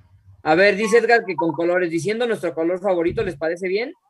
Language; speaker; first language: Spanish; native; Spanish